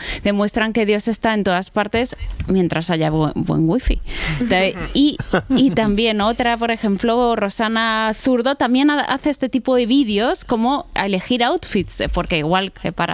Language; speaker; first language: Spanish; native; Spanish